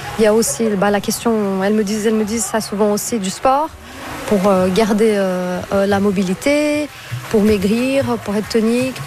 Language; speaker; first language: French; non-native, fluent; Portuguese